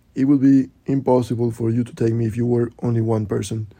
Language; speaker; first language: English; non-native, fluent; Spanish